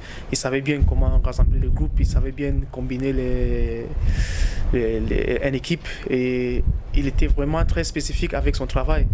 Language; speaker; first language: French; non-native, local second language; English